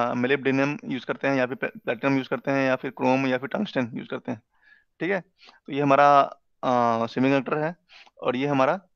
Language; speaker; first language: Hindi; native; Hindi